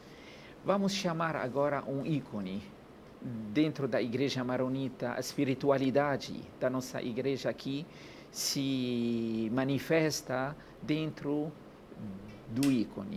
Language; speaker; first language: Portuguese; non-native, learner; Arabic